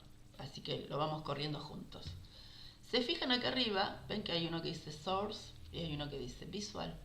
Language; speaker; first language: Spanish; native; Spanish